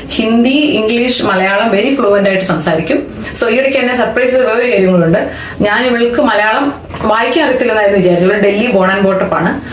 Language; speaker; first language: Malayalam; native; Malayalam